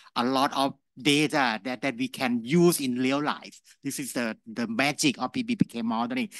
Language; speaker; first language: English; non-native, fluent; Thai